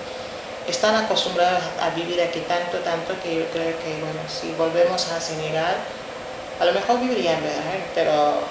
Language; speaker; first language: Spanish; non-native, fluent; Wolof